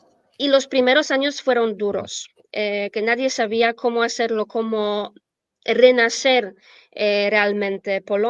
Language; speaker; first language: Spanish; non-native, fluent; Polish